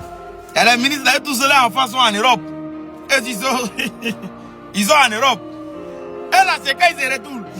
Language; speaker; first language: French; native; French